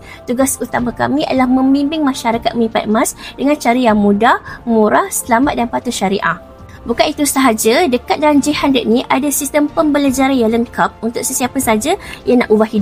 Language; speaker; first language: Malay; native; Malay